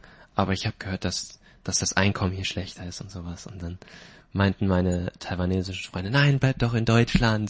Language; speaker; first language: German; native; German